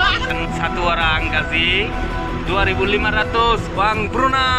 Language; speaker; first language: Indonesian; non-native, learner; Bangla